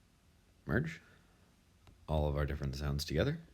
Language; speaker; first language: English; native; English